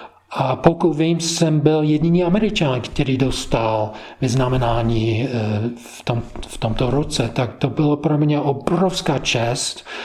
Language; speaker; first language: Czech; non-native, fluent; English